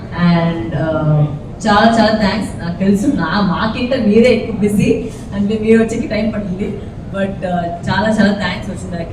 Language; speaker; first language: Telugu; non-native, local second language; Tamil